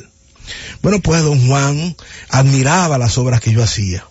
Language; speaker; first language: Spanish; native; Spanish